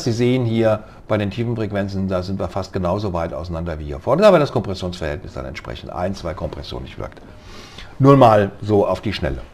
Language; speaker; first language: German; native; German